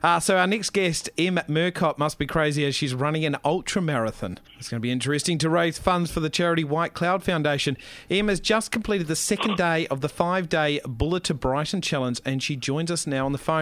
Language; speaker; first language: English; native; English